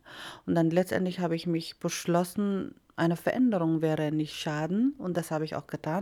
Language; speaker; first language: German; non-native, fluent; Iloko